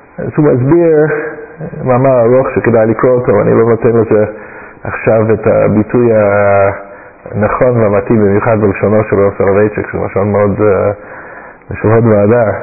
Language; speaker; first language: Hebrew; non-native, fluent; English